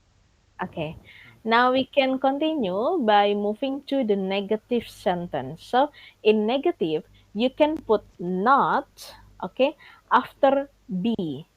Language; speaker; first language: English; non-native, fluent; Indonesian